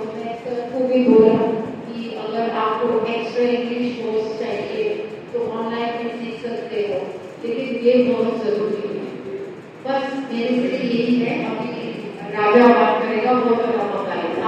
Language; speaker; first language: Hindi; non-native, local second language; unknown